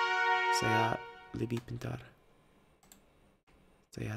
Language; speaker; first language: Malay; non-native, learner; Russian